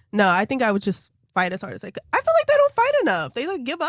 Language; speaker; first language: English; native; English